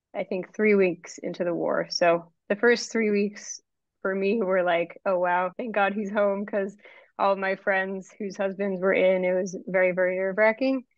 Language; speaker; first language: English; native; English